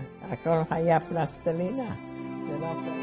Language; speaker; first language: Hebrew; non-native, fluent; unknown